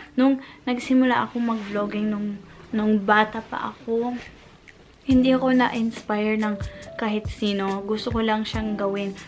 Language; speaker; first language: Filipino; non-native, fluent; English